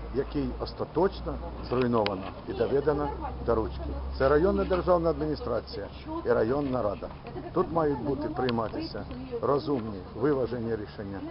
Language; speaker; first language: Ukrainian; native; Ukrainian